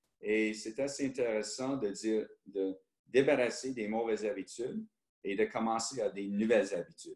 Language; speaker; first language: French; early bilingual, heritage; French